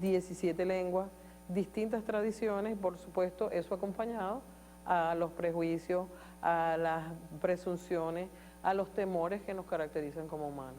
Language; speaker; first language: Spanish; native; Spanish